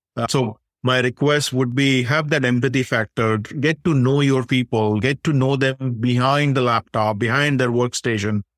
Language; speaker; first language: English; non-native, local second language; Hindi